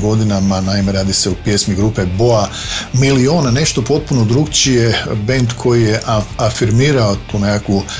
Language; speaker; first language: Croatian; native; Croatian